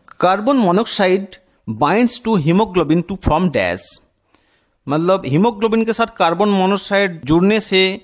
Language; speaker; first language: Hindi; non-native, local second language; Bangla